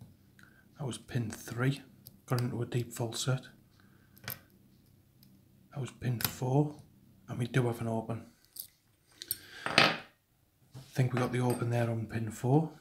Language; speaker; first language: English; native; English